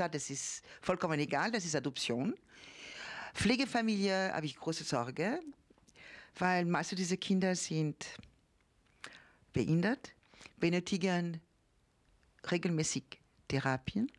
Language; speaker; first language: German; non-native, fluent; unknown